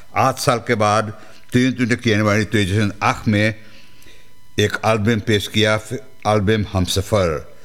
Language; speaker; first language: Hindi; early bilingual, heritage; Hindi